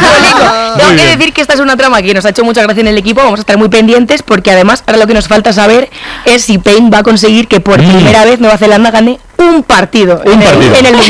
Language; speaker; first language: Spanish; native; Spanish